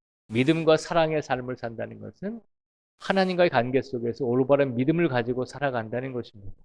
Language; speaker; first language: Korean; native; Korean